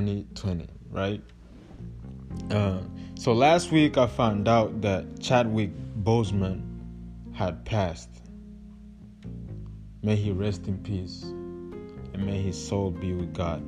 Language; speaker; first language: English; non-native, local second language; Kinyarwanda